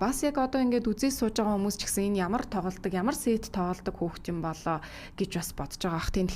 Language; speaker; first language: Mongolian; native; Mongolian